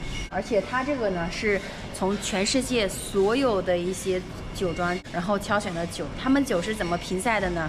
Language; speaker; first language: Chinese; native; Chinese